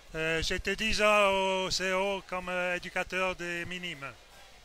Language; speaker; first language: French; non-native, fluent; English